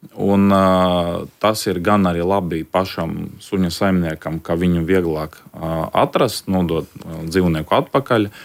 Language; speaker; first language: Latvian; native; Latvian